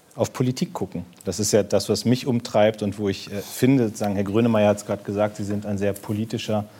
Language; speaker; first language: German; native; German